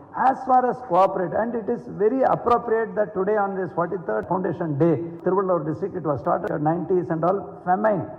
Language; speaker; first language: English; non-native, local second language; Tamil